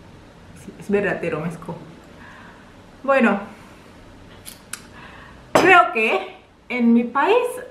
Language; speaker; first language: Spanish; non-native, learner; Indonesian